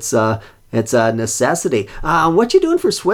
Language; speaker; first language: English; native; English